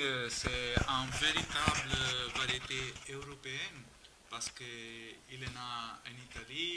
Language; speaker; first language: French; non-native, learner; Italian